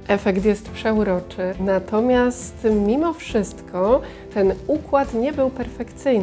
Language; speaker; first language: Polish; native; Polish